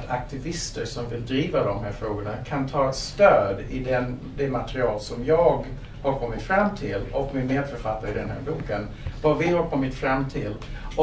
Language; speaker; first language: Swedish; non-native, fluent; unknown